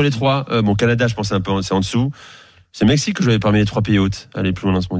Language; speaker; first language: French; native; French